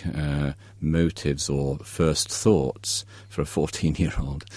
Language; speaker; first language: English; native; English